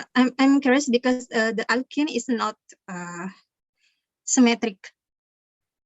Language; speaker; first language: English; non-native, learner; Indonesian